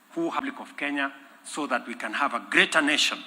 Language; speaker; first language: English; non-native, local second language; Kalenjin